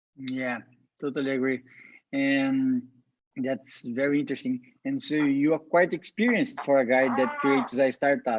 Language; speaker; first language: English; non-native, fluent; Portuguese